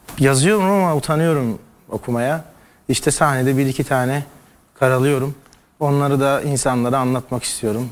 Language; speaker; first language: Turkish; native; Turkish